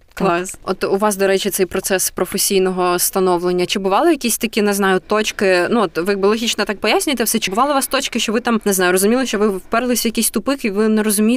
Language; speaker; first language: Ukrainian; native; Ukrainian